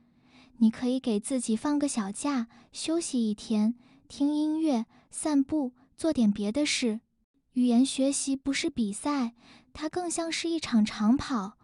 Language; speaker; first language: Chinese; non-native, fluent; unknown